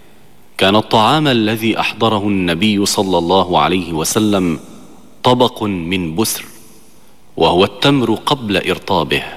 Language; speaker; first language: Arabic; native; Arabic